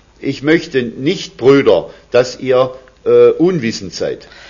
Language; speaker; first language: German; native; German